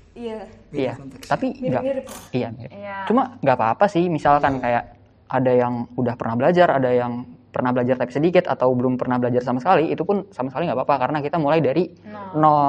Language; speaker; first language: Indonesian; native; Indonesian